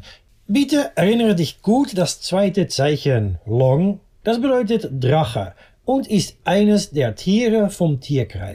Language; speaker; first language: German; non-native, fluent; Dutch